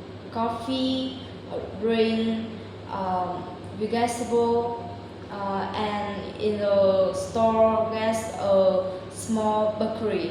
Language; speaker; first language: English; non-native, learner; Vietnamese